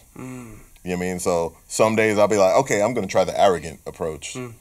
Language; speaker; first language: English; native; English